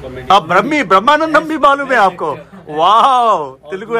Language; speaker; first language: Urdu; non-native, local second language; Telugu